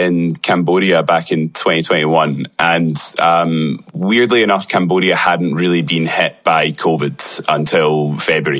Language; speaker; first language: English; native; English